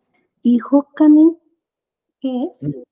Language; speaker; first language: Spanish; non-native, learner; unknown